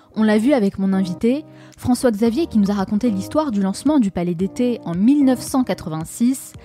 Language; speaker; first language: French; native; French